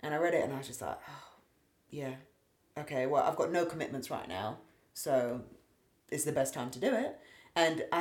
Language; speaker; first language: English; native; English